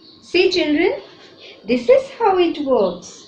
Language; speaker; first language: English; non-native, local second language; Hindi